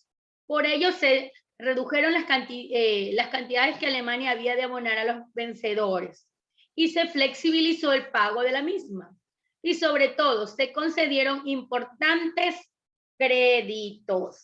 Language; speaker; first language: Spanish; native; Spanish